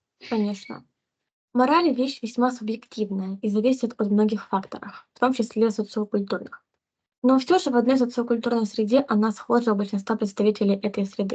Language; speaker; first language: Russian; native; Russian